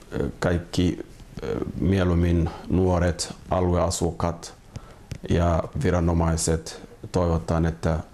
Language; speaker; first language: Finnish; non-native, fluent; Somali